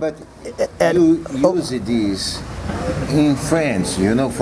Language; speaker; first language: English; non-native, learner; Portuguese